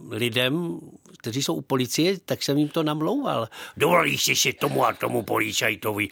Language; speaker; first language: Czech; native; Czech